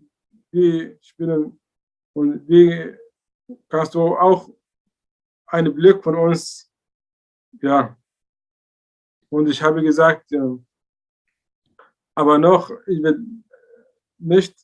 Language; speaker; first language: German; non-native, learner; Arabic